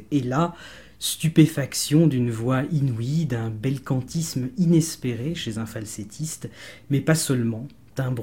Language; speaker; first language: French; native; French